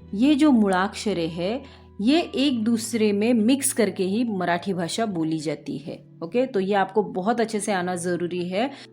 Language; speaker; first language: Hindi; non-native, local second language; Marathi